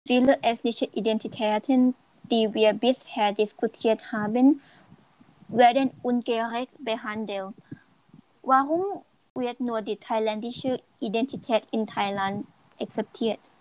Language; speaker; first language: German; non-native, learner; Thai